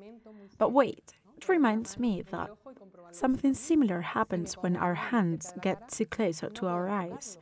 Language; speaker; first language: English; non-native, fluent; Spanish